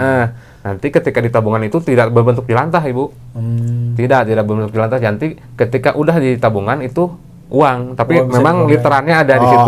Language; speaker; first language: Indonesian; non-native, local second language; Sundanese